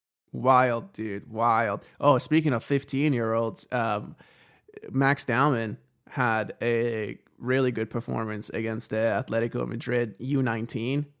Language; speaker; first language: English; native; English